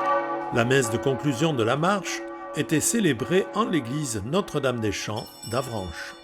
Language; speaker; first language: French; native; French